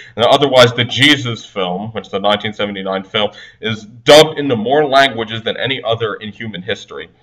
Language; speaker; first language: English; native; English